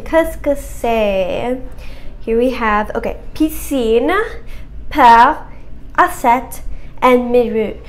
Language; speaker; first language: French; non-native, learner; English